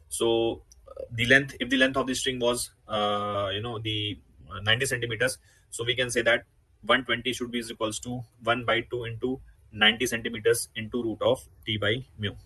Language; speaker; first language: English; non-native, local second language; Hindi